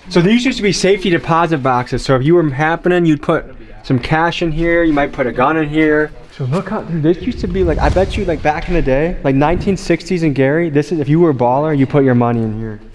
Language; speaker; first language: English; native; English